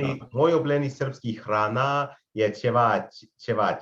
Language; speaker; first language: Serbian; non-native, learner; English